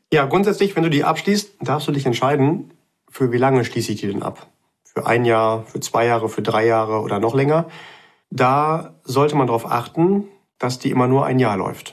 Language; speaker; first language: German; native; German